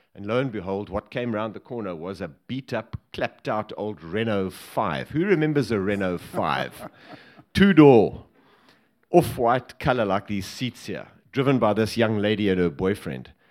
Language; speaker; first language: English; native; English